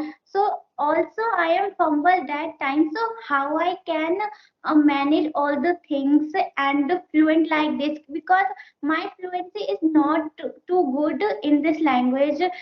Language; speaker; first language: English; non-native, learner; Hindi